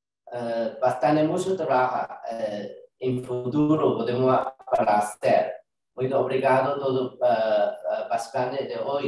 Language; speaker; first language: Spanish; non-native, learner; Chinese